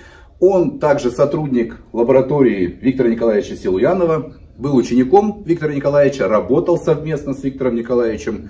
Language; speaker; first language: Russian; native; Russian